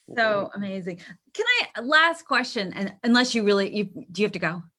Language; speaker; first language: English; native; English